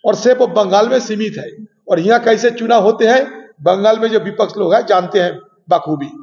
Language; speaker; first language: Hindi; non-native, local second language; Bangla